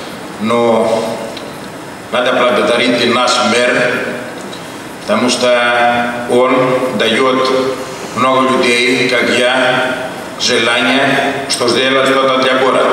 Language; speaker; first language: Russian; non-native, learner; Greek